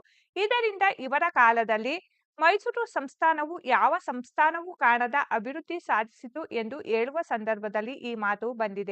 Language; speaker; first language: Kannada; native; Kannada